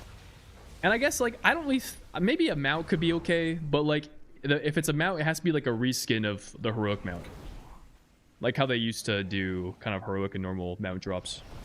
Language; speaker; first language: English; native; English